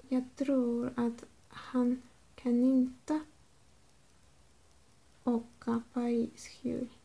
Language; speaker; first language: Swedish; non-native, learner; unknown